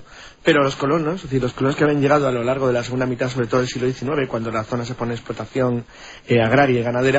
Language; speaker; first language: Spanish; native; Spanish